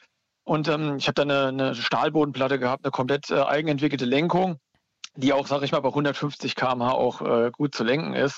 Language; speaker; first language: German; native; German